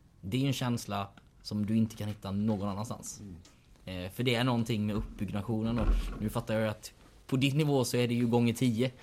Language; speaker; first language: Swedish; native; Swedish